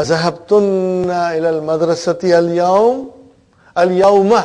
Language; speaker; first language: Arabic; non-native, fluent; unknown